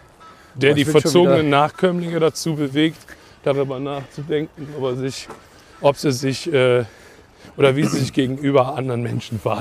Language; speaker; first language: German; native; German